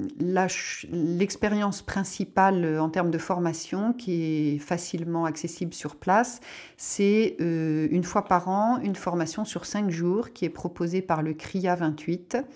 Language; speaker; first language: French; native; French